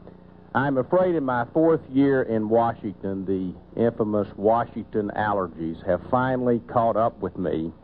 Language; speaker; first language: English; native; English